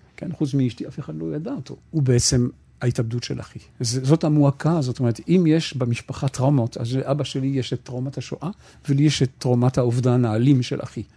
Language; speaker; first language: Hebrew; non-native, fluent; French